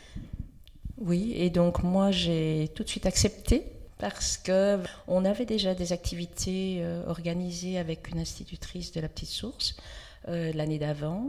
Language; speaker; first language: French; native; French